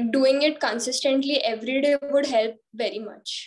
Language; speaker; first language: English; non-native, local second language; Hindi